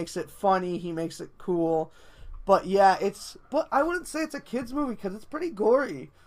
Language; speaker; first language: English; native; English